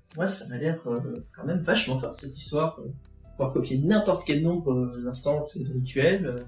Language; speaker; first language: French; native; French